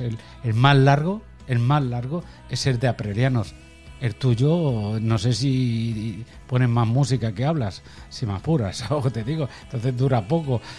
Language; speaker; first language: Spanish; native; Spanish